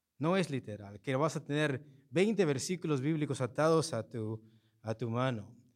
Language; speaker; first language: Spanish; early bilingual, heritage; Spanish